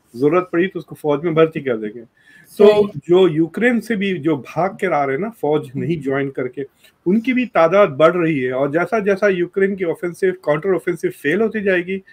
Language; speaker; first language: Hindi; non-native, local second language; Urdu